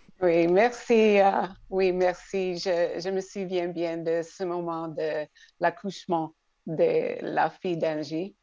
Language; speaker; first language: French; non-native, local second language; English